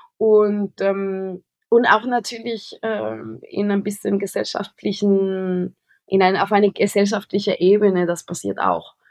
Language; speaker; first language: German; non-native, fluent; Spanish